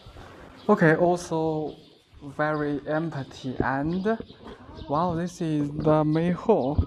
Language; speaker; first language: English; non-native, fluent; Chinese